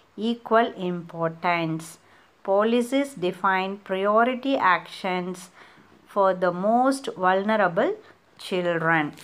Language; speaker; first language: English; non-native, local second language; Tamil